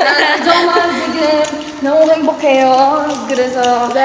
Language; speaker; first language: Korean; non-native, learner; Filipino